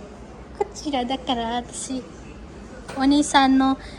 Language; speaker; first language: Japanese; non-native, learner; Nepali